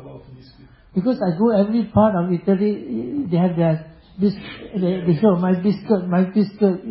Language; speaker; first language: English; non-native, local second language; Chinese